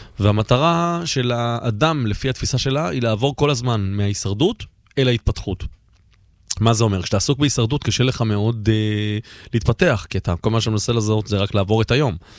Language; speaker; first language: Hebrew; native; Hebrew